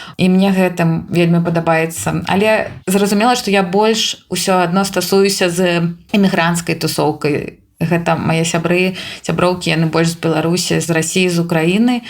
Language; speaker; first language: Belarusian; native; Belarusian